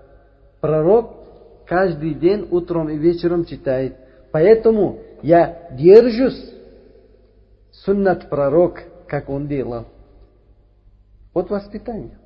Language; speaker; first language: Russian; non-native, learner; Uzbek